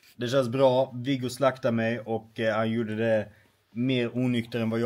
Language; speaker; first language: Swedish; native; Swedish